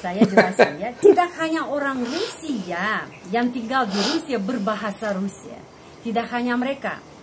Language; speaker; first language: Indonesian; non-native, fluent; Russian